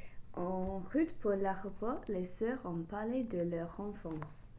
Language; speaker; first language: French; non-native, learner; English